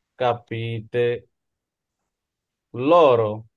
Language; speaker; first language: Italian; non-native, learner; Bangla